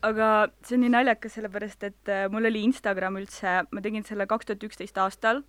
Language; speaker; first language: Estonian; non-native, local second language; Russian